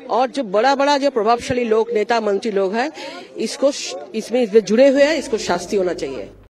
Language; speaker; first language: Hindi; native; Hindi